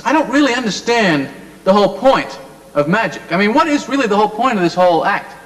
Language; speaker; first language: English; native; English